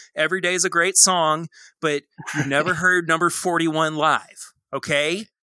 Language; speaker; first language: English; native; English